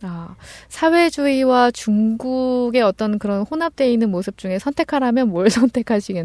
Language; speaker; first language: Korean; native; Korean